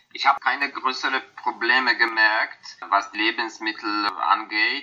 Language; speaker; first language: German; non-native, fluent; Polish